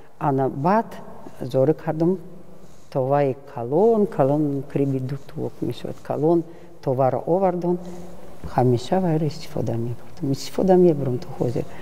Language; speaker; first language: Tajik; non-native, fluent; Russian